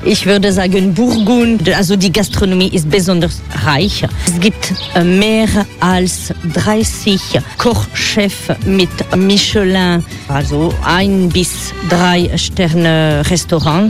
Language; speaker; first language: German; non-native, learner; French